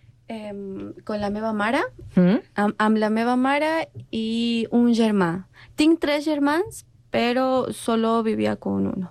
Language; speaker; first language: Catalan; non-native, learner; Spanish